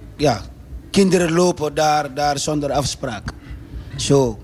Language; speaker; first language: Dutch; non-native, learner; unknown